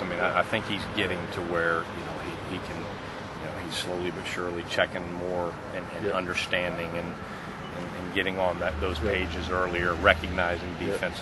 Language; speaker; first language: English; native; English